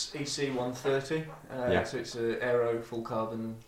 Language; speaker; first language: English; native; English